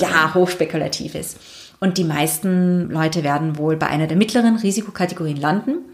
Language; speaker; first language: German; native; German